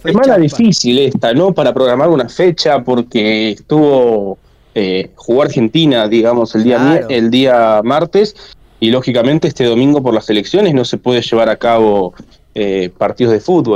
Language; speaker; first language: Spanish; native; Spanish